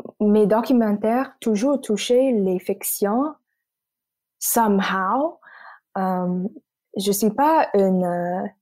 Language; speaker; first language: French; non-native, local second language; English